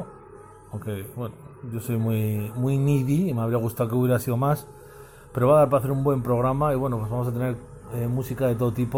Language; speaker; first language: Spanish; native; Spanish